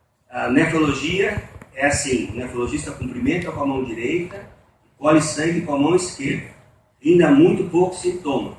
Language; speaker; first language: Portuguese; native; Portuguese